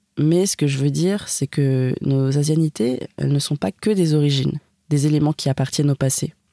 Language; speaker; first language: French; native; French